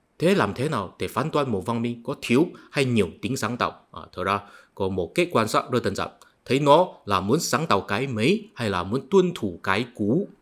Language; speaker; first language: Vietnamese; non-native, fluent; Chinese